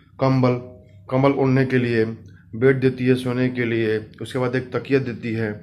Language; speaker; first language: Hindi; native; Hindi